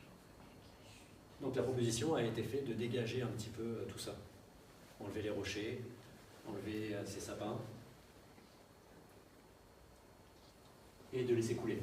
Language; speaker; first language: French; native; French